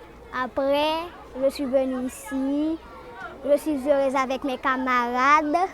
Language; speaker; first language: French; non-native, local second language; Haitian Creole